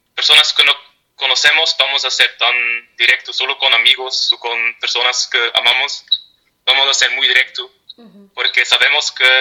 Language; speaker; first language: Spanish; non-native, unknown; Dutch